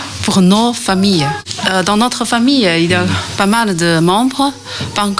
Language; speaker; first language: French; non-native, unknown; Chinese